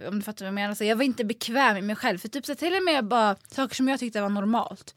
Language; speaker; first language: Swedish; native; Swedish